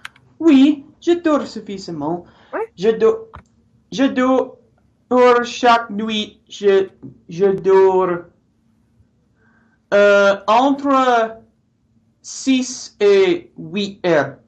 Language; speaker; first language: French; non-native, learner; English